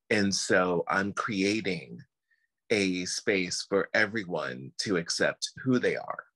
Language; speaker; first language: English; native; English